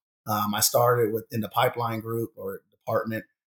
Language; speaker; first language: English; native; English